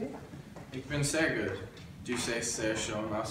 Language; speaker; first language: German; non-native, learner; English